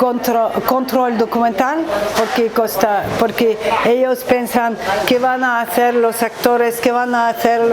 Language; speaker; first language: Spanish; non-native, learner; French